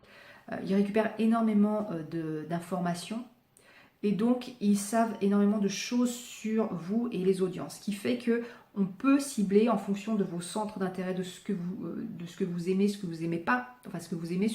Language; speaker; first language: French; native; French